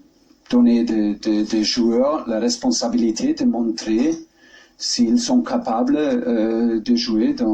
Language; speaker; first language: French; non-native, learner; German